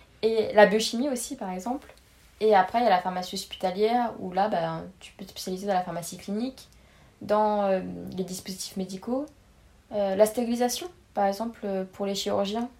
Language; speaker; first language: French; native; French